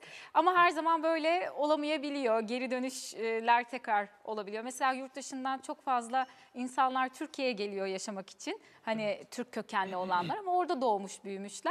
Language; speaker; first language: Turkish; native; Turkish